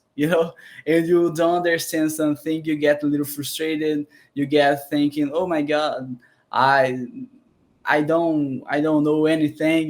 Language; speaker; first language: English; non-native, learner; Portuguese